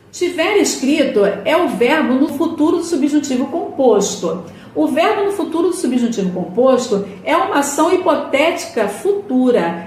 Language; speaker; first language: Portuguese; native; Portuguese